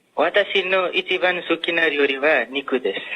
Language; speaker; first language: Japanese; non-native, learner; Nepali